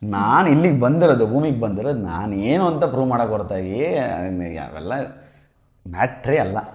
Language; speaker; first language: Kannada; native; Kannada